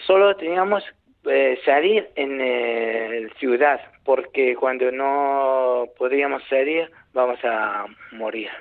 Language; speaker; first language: Spanish; non-native, learner; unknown